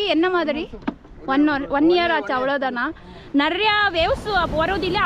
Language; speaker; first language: Tamil; non-native, learner; Kannada